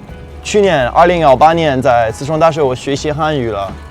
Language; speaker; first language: Chinese; non-native, learner; English